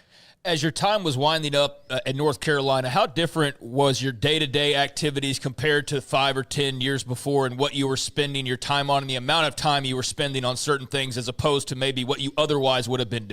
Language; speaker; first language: English; native; English